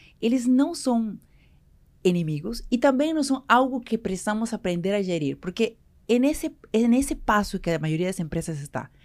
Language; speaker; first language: Portuguese; non-native, fluent; Spanish